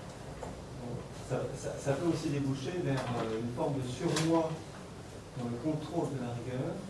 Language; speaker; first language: French; native; French